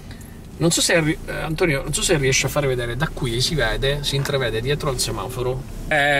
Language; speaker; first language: Italian; native; Italian